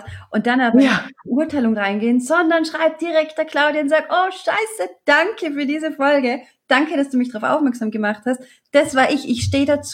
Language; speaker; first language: German; native; German